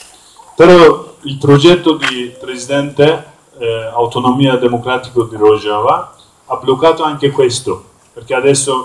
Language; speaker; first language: Italian; non-native, learner; Kurdish